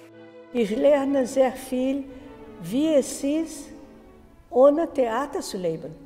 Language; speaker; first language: German; non-native, fluent; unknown